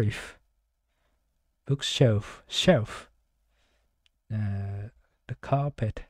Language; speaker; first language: English; non-native, learner; Japanese